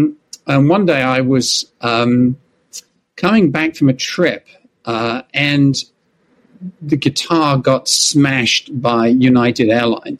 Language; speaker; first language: English; native; English